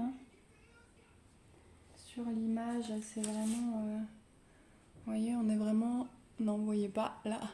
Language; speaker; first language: French; native; French